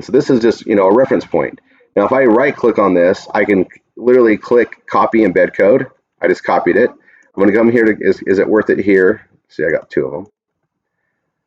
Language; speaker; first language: English; native; English